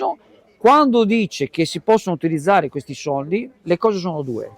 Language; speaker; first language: Italian; native; Italian